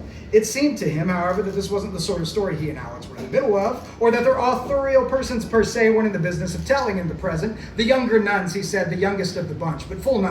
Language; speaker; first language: English; native; English